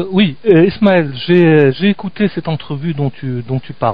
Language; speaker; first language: French; native; French